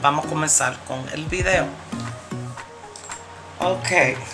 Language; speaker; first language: Spanish; early bilingual, heritage; Spanish